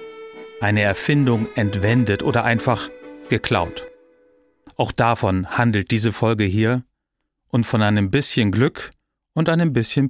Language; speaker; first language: German; native; German